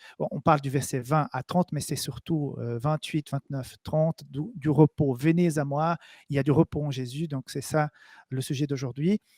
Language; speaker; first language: French; native; French